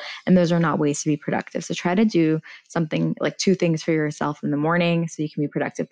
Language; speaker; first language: English; early bilingual, other home language; Persian